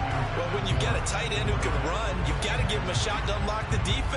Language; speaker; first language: English; native; English